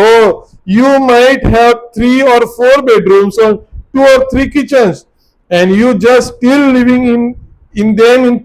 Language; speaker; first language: English; non-native, local second language; Marathi